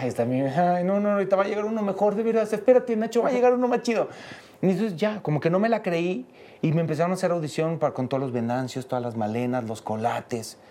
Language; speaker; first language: Spanish; native; Spanish